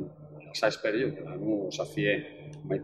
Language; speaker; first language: Romanian; non-native, fluent; Spanish